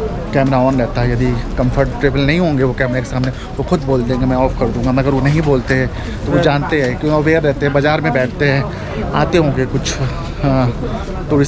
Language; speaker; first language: Hindi; native; Hindi